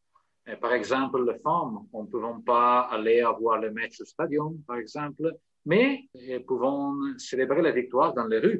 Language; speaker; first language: French; non-native, fluent; Italian